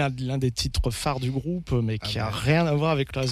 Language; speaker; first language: French; native; French